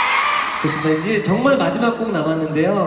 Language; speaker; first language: Korean; native; Korean